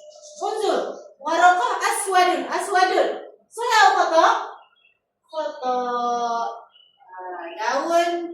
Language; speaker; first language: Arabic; non-native, learner; Malay